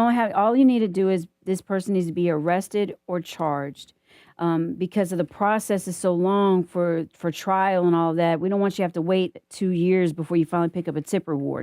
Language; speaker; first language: English; native; English